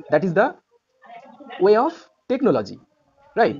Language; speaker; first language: English; non-native, local second language; Bangla